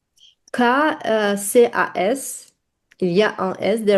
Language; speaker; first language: French; non-native, fluent; Russian